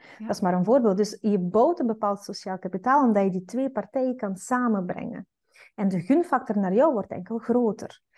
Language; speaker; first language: Dutch; non-native, fluent; Russian